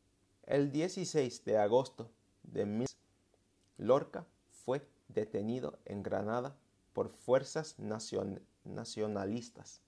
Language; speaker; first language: Spanish; non-native, fluent; English